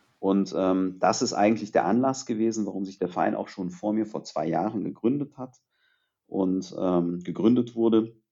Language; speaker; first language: German; early bilingual, other home language; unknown